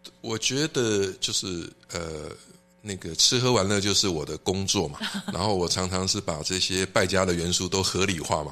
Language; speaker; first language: Chinese; native; Chinese